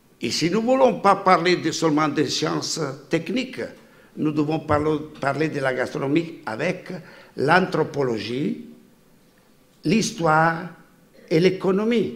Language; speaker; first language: French; non-native, fluent; Italian